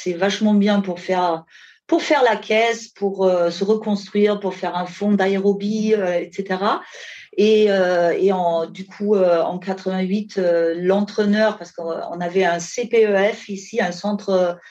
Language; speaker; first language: French; non-native, fluent; German